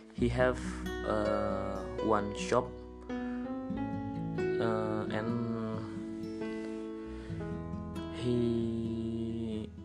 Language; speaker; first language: English; non-native, learner; Indonesian